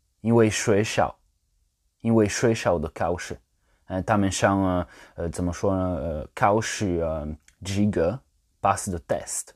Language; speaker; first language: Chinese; non-native, learner; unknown